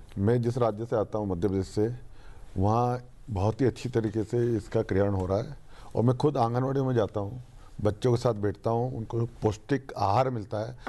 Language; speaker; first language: Hindi; native; Hindi